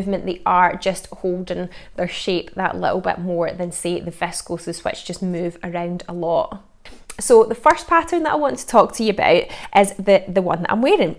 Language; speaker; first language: English; native; English